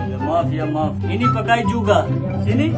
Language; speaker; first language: Indonesian; non-native, learner; Hindi